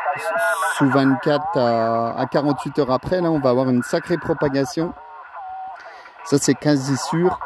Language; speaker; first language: French; native; French